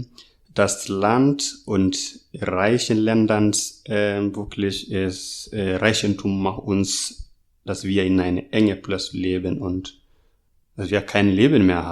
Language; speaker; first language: German; non-native, learner; Masai